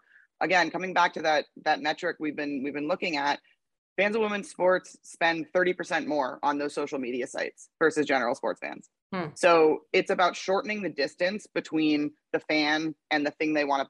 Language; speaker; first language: English; native; English